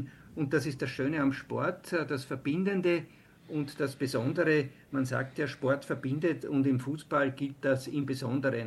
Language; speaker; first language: German; native; German